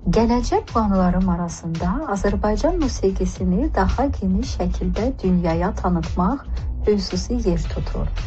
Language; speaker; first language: Azerbaijani; early bilingual, heritage; Azerbaijani